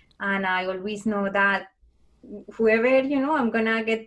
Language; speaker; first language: English; non-native, fluent; Spanish